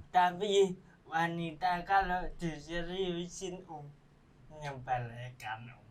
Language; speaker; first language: Indonesian; native; Indonesian